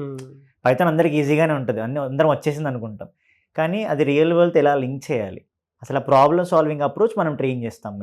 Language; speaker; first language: Telugu; native; Telugu